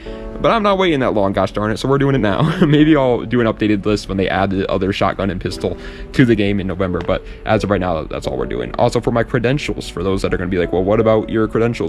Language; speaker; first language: English; native; English